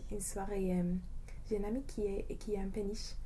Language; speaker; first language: French; non-native, fluent; English